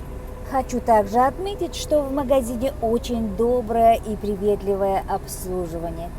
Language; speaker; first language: Russian; non-native, local second language; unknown